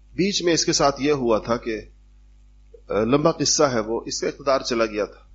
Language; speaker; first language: Urdu; native; Urdu